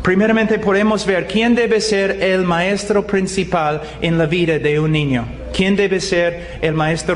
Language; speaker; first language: Spanish; non-native, fluent; English